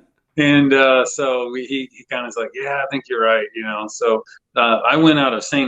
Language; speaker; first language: English; native; English